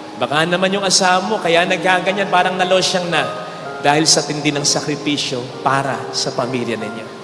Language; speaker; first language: Filipino; native; Filipino